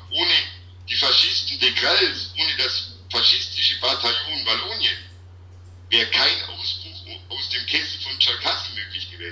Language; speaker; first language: German; native; German